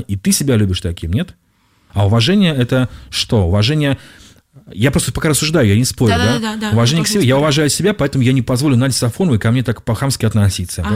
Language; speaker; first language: Russian; native; Russian